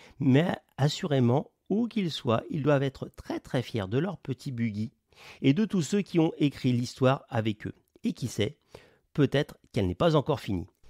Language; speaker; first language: French; native; French